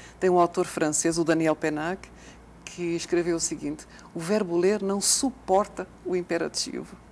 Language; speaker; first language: Portuguese; native; Portuguese